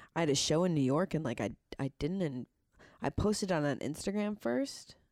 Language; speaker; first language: English; native; English